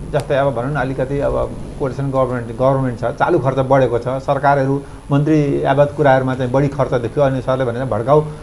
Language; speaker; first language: Nepali; native; Nepali